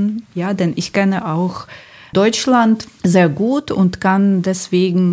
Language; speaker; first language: German; non-native, fluent; Ukrainian